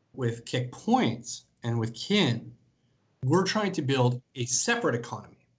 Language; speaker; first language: English; native; English